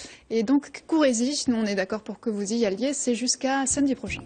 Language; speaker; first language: French; native; French